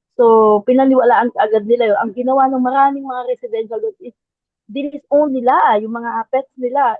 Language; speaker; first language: Filipino; native; Filipino